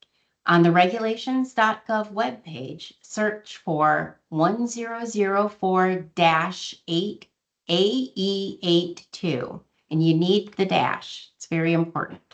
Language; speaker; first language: English; native; English